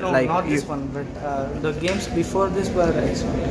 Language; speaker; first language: English; non-native, local second language; Tamil